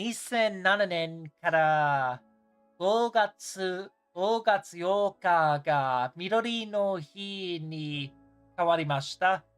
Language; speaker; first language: Japanese; non-native, learner; English